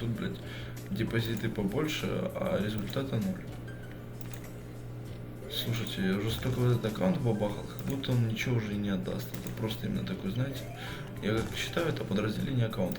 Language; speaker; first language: Russian; native; Russian